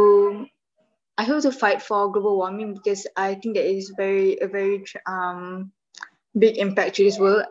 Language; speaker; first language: English; non-native, local second language; Malay